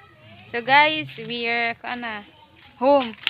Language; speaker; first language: English; non-native, learner; Cebuano